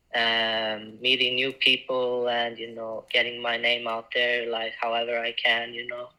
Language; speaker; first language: English; non-native, fluent; Icelandic